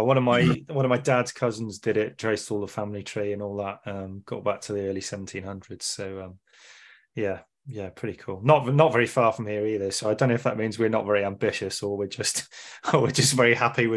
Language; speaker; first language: English; native; English